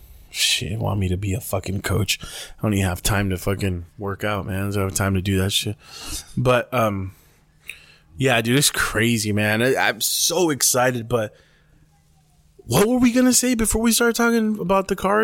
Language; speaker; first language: English; early bilingual, other home language; Spanish